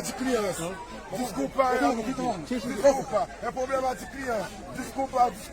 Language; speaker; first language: Portuguese; non-native, learner; Haitian Creole